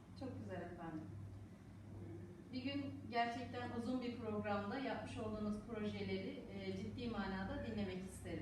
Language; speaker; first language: Turkish; native; Turkish